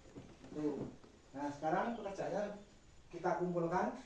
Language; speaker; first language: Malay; non-native, local second language; Javanese